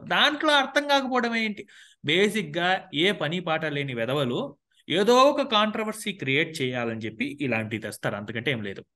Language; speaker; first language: Telugu; native; Telugu